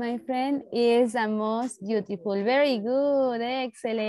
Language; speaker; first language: English; non-native, learner; Spanish